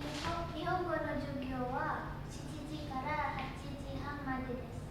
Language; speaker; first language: Japanese; non-native, learner; Indonesian